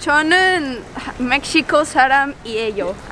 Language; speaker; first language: Korean; early bilingual, heritage; Korean